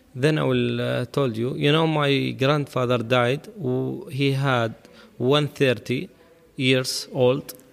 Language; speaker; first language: English; non-native, learner; Arabic